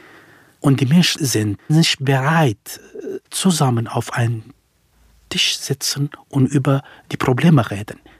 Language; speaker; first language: German; non-native, fluent; Central Kurdish